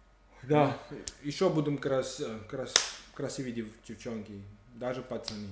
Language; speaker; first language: Russian; non-native, fluent; English